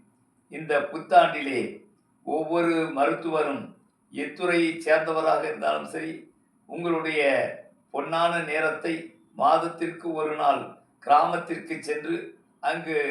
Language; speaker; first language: Tamil; native; Tamil